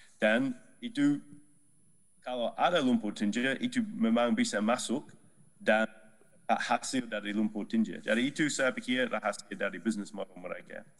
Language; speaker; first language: Indonesian; non-native, learner; Dutch